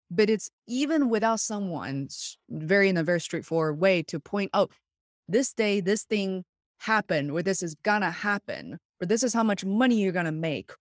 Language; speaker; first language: English; non-native, fluent; Chinese